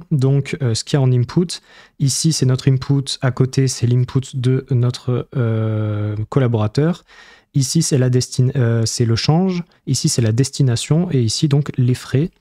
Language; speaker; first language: French; native; French